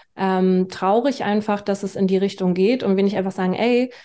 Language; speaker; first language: German; native; German